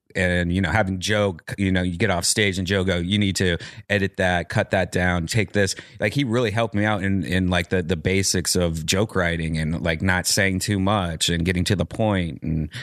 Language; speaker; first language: English; native; English